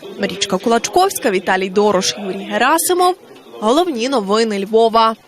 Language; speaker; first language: Ukrainian; native; Ukrainian